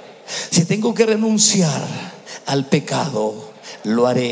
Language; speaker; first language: Spanish; native; Spanish